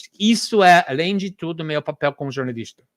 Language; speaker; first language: Portuguese; non-native, fluent; English